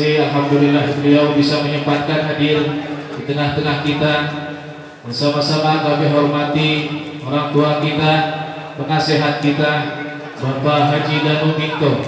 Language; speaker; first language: Indonesian; native; Indonesian